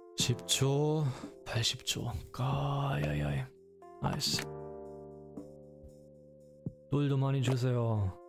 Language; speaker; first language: Korean; non-native, learner; German